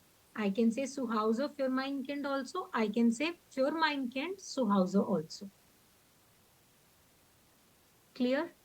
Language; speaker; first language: German; non-native, fluent; Hindi